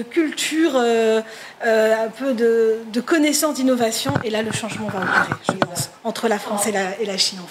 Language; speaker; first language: French; native; French